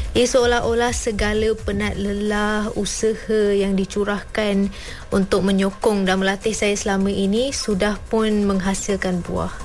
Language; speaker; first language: Malay; early bilingual, other home language; Urdu